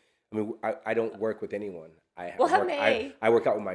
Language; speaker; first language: English; native; English